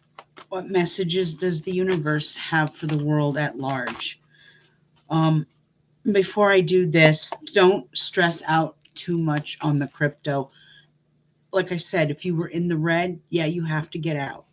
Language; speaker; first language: English; native; English